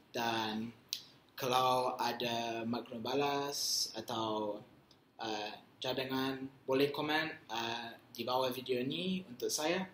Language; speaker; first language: Malay; non-native, learner; English